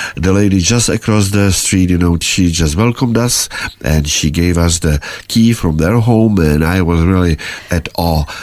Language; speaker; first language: English; non-native, fluent; Czech